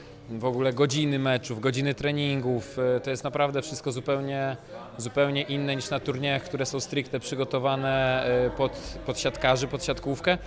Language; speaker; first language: Polish; native; Polish